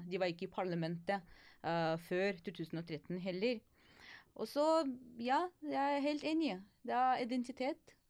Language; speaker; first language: Norwegian; non-native, fluent; Ukrainian